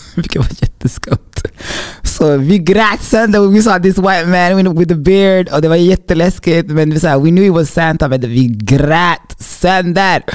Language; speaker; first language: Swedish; early bilingual, other home language; Rundi